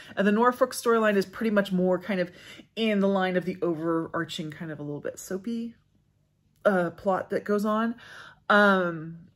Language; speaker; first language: English; native; English